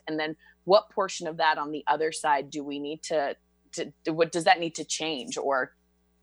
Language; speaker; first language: English; native; English